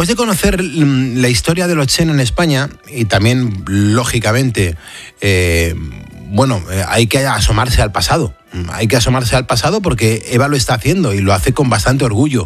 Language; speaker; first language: Spanish; native; Spanish